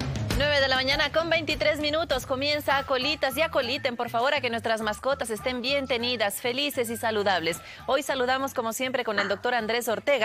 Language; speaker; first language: Spanish; native; Spanish